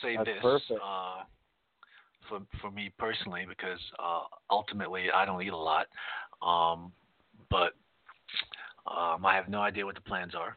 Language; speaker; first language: English; native; English